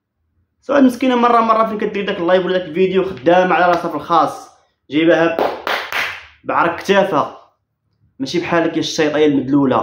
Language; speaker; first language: Arabic; native; Arabic